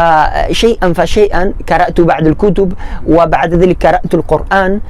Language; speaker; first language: Arabic; non-native, learner; Spanish